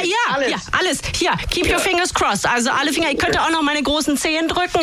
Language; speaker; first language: German; native; German